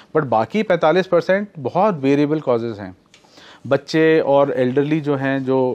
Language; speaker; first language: Hindi; native; Hindi